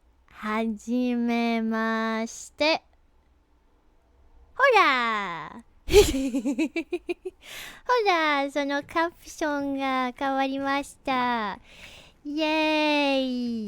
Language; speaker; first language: Japanese; non-native, learner; English